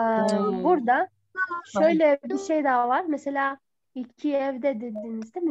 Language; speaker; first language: Turkish; non-native, fluent; Kyrgyz